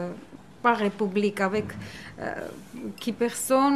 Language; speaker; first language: French; non-native, learner; Armenian